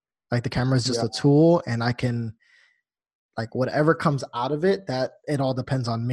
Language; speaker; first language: English; native; English